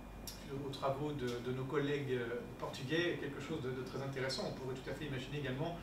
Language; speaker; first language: French; native; French